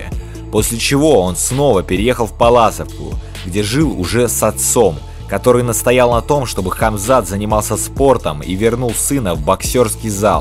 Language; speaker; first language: Russian; native; Russian